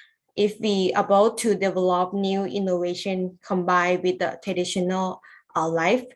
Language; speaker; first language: English; non-native, learner; Lao